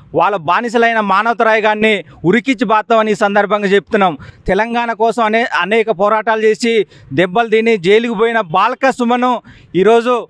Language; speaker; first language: Telugu; native; Telugu